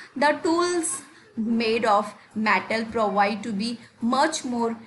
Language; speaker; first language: English; non-native, local second language; Hindi